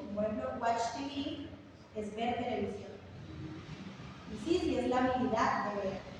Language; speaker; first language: Spanish; non-native, fluent; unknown